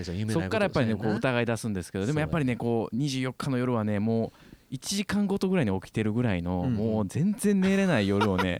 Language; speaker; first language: Japanese; native; Japanese